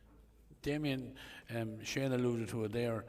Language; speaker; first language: English; native; English